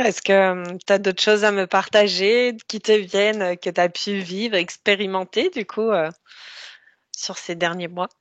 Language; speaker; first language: French; native; French